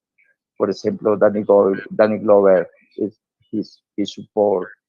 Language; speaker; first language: English; non-native, learner; Spanish